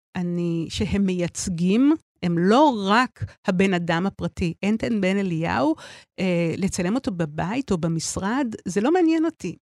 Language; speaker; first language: Hebrew; native; Hebrew